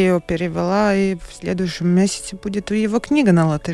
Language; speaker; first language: Russian; non-native, local second language; Latvian